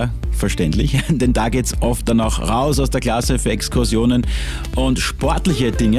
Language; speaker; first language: German; native; German